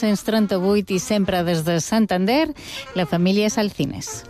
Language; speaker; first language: Catalan; native; Catalan